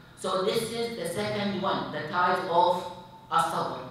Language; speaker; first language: English; non-native, fluent; Arabic